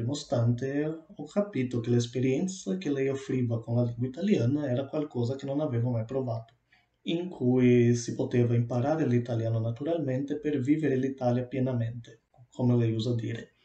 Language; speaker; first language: Italian; non-native, fluent; Portuguese